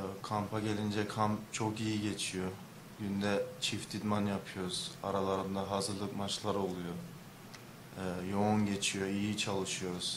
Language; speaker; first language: Turkish; early bilingual, heritage; English